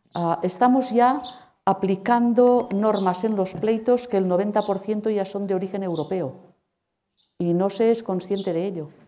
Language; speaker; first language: Spanish; non-native, local second language; Catalan